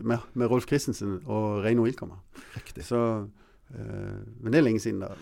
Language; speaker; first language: Norwegian; early bilingual, other home language; English